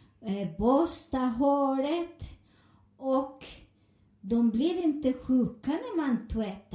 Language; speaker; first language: Swedish; non-native, fluent; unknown